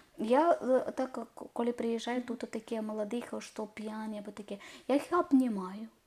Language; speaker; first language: Ukrainian; non-native, learner; Malayalam